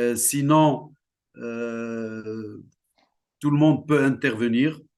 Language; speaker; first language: French; non-native, local second language; Central Atlas Tamazight